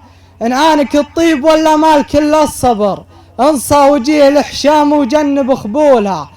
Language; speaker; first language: Arabic; native; Arabic